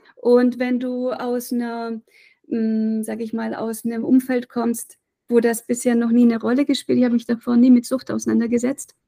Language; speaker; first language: German; native; German